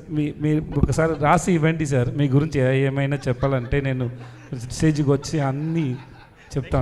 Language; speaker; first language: Telugu; non-native, learner; Tamil